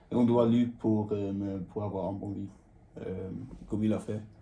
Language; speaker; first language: French; non-native, learner; Swedish